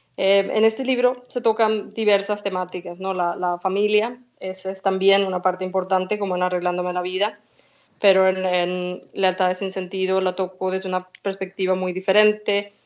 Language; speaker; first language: Spanish; native; Spanish